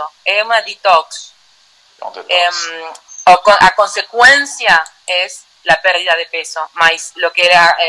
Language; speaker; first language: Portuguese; non-native, learner; Spanish